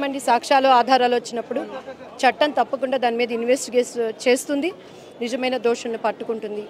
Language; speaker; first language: Telugu; native; Telugu